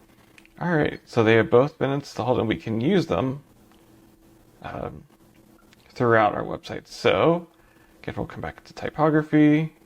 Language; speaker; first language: English; native; English